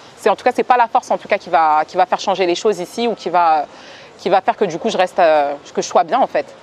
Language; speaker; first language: French; native; French